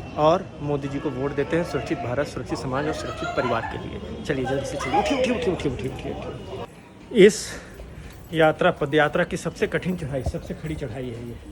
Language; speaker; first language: Hindi; native; Hindi